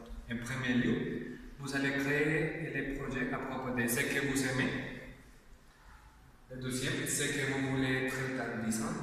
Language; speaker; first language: French; non-native, learner; Spanish